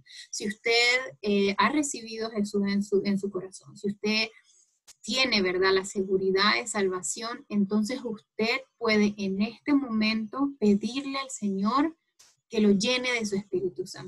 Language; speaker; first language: Spanish; native; Spanish